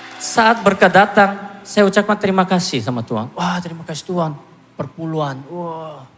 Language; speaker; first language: Indonesian; non-native, fluent; Korean